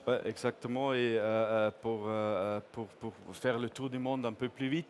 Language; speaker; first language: French; non-native, fluent; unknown